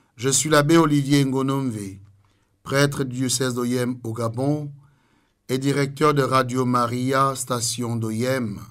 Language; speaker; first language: French; non-native, local second language; Fang